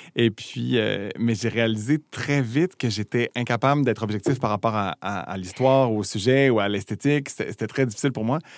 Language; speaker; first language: French; native; French